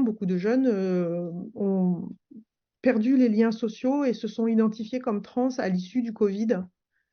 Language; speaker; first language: French; native; French